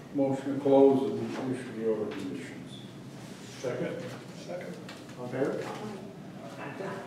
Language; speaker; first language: English; native; English